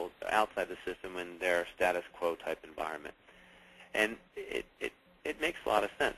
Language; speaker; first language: English; native; English